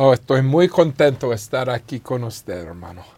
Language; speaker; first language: Spanish; non-native, fluent; English